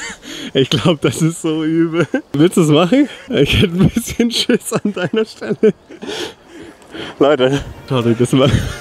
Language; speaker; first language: German; native; German